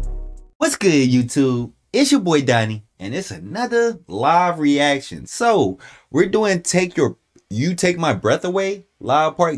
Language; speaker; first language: English; native; English